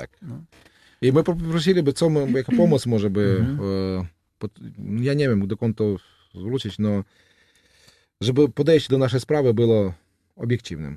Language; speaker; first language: Polish; non-native, learner; Russian